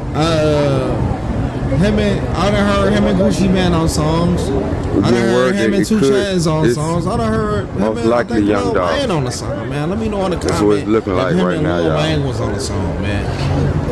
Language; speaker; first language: English; native; English